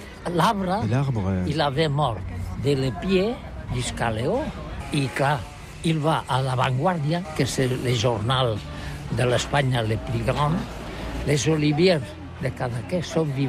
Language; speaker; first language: French; non-native, learner; Catalan